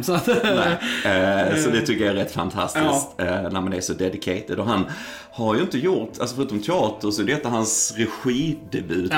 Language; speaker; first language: Swedish; native; Swedish